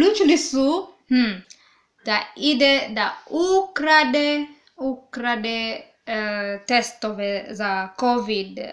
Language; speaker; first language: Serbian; non-native, learner; English